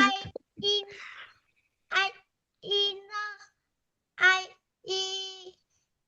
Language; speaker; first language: English; non-native, learner; Vietnamese